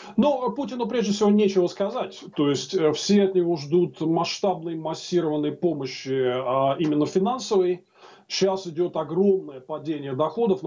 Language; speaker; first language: Russian; native; Russian